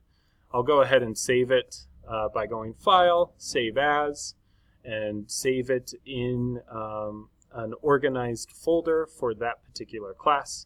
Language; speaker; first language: English; native; English